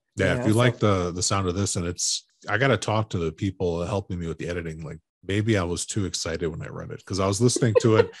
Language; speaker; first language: English; native; English